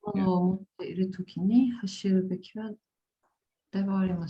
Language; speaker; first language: Japanese; non-native, learner; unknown